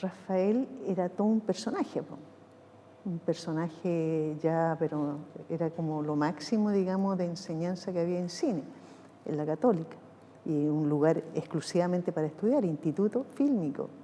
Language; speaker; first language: Spanish; native; Spanish